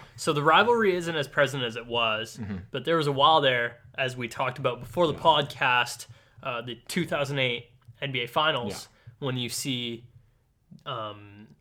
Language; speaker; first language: English; native; English